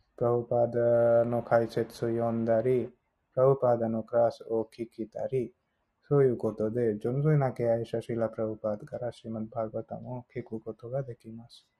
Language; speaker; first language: Japanese; non-native, learner; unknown